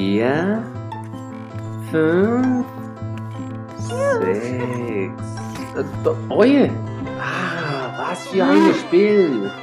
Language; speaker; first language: German; non-native, learner; Spanish